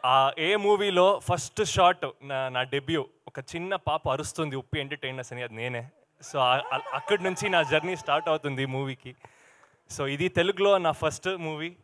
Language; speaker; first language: Telugu; non-native, learner; Kannada